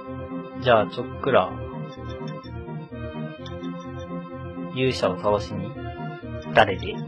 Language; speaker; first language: Japanese; native; Japanese